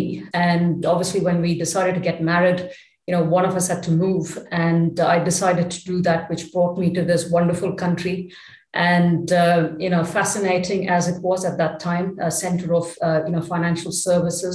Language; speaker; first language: English; non-native, local second language; Tamil